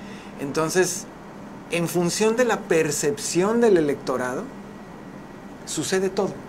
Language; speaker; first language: Spanish; native; Spanish